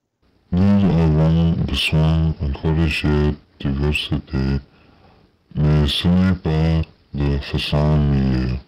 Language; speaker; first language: French; non-native, learner; English